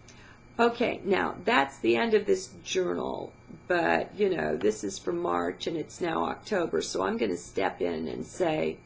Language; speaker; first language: English; native; English